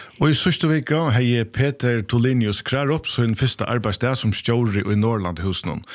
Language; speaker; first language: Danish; non-native, local second language; Faroese